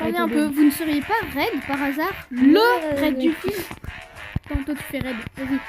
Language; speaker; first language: French; native; French